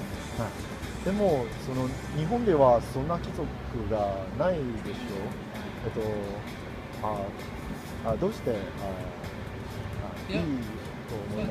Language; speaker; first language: Japanese; non-native, learner; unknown